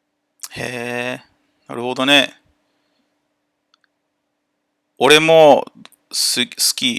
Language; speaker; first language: Japanese; non-native, learner; English